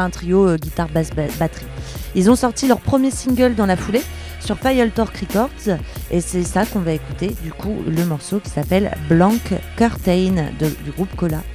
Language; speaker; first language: French; native; French